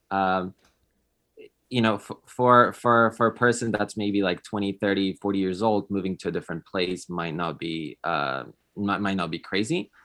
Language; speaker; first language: English; non-native, fluent; Polish